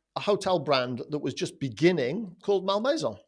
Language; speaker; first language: English; native; English